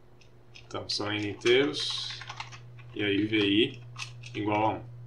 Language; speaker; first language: Portuguese; native; Portuguese